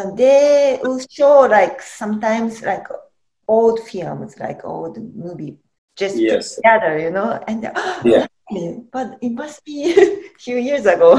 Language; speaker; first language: English; non-native, learner; Japanese